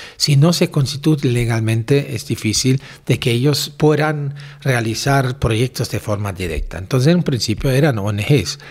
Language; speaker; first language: Spanish; non-native, fluent; German